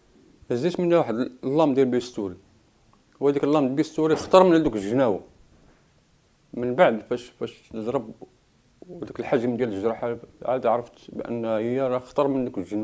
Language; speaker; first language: Arabic; native; Arabic